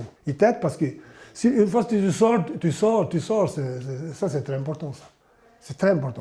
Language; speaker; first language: French; non-native, learner; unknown